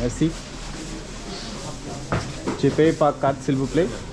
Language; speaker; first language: French; non-native, learner; Marathi